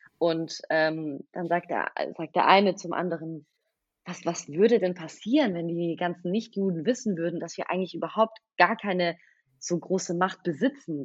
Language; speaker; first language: German; native; German